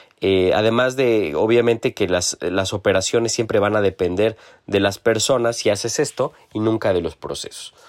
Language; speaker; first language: Spanish; native; Spanish